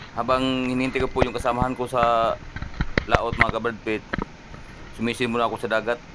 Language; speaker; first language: Filipino; non-native, local second language; Cebuano